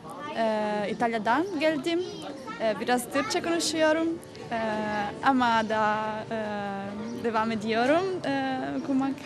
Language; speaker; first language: Turkish; non-native, learner; Italian